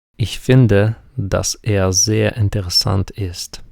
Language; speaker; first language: German; non-native, fluent; Ukrainian